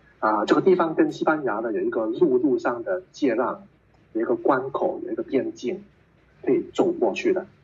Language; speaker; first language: Chinese; non-native, local second language; Cantonese